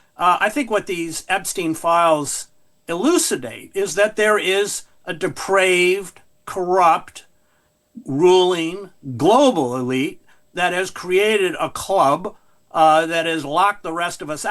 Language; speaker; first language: English; native; English